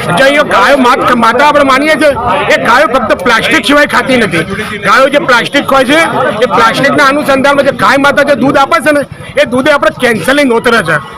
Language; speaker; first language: Gujarati; native; Gujarati